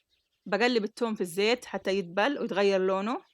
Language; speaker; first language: Arabic; native; Arabic